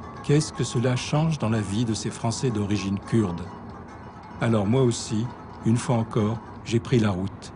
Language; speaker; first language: French; native; French